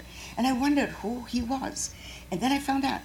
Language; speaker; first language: English; non-native, fluent; Croatian